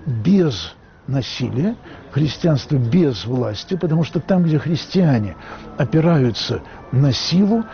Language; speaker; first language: Russian; native; Russian